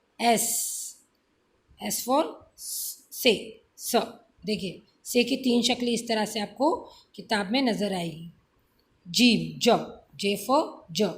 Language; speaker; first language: Urdu; native; Urdu